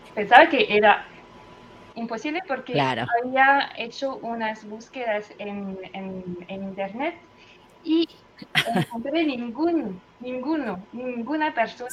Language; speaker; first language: Spanish; non-native, fluent; French